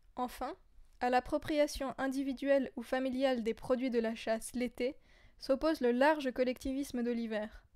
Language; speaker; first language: French; native; French